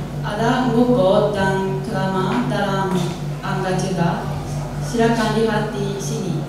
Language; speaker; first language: Indonesian; non-native, learner; Japanese